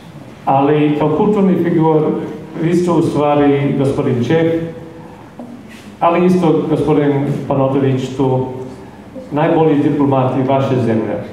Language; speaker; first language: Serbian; non-native, fluent; English